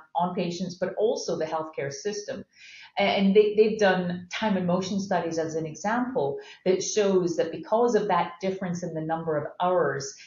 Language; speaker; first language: English; native; English